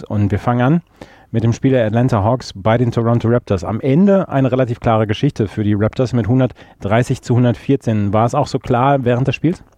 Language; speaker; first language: German; native; German